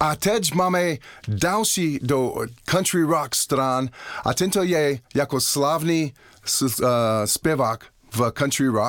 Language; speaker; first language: Czech; non-native, learner; English